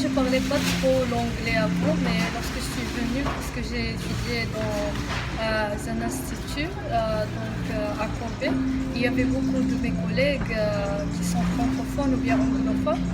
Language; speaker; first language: French; non-native, local second language; Arabic